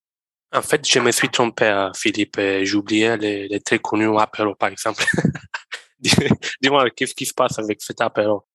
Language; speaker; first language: French; non-native, learner; Romanian